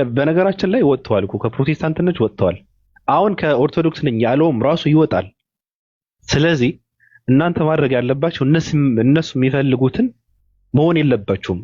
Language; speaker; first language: Amharic; native; Amharic